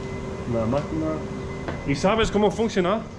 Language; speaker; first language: Spanish; non-native, learner; English